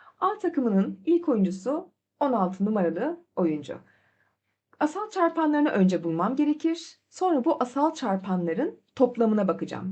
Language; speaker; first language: Turkish; native; Turkish